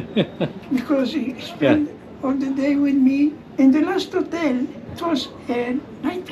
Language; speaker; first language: English; non-native, learner; German